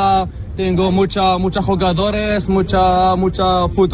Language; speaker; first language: Spanish; non-native, learner; Arabic